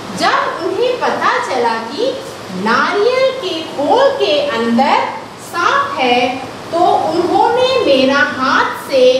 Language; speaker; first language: Hindi; native; Hindi